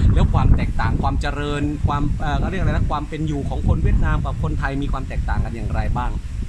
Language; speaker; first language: Thai; native; Thai